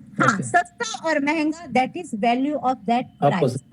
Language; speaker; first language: Hindi; native; Hindi